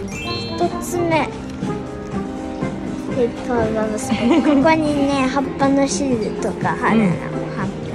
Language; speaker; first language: Japanese; early bilingual, heritage; Japanese